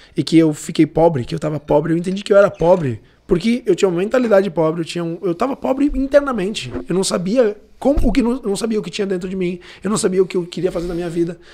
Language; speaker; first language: Portuguese; early bilingual, other home language; Italian